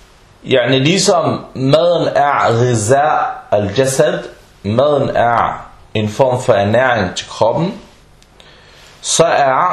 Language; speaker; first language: Danish; non-native, fluent; Arabic